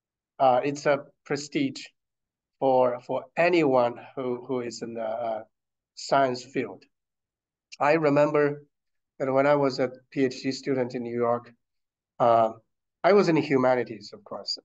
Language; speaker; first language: English; non-native, fluent; Chinese